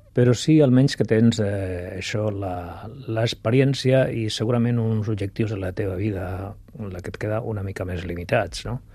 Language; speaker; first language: Catalan; non-native, local second language; Spanish